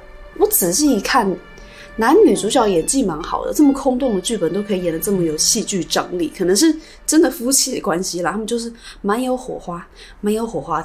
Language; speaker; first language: Chinese; native; Chinese